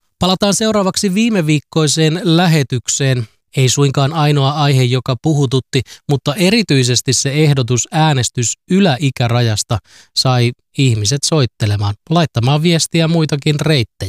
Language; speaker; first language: Finnish; native; Finnish